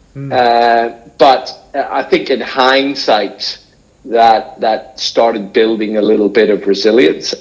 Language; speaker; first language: English; native; English